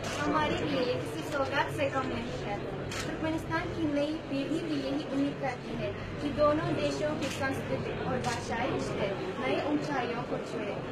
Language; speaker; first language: Hindi; non-native, learner; Turkmen